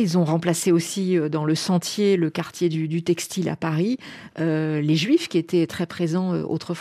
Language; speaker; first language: French; native; French